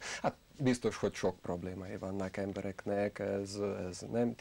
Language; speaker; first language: Hungarian; non-native, learner; Russian